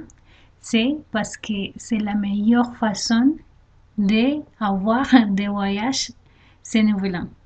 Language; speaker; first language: French; non-native, learner; Spanish